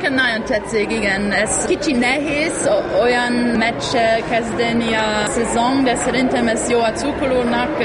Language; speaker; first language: Hungarian; non-native, learner; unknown